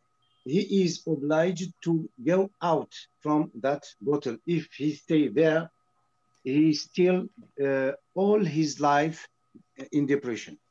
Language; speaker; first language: English; non-native, learner; French